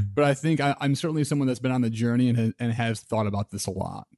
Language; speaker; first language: English; native; English